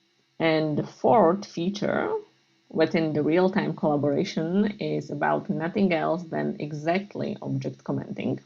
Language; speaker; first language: English; non-native, fluent; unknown